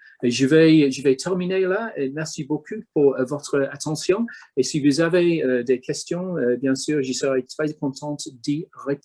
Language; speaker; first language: French; non-native, fluent; English